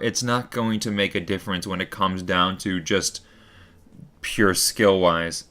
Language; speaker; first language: English; native; English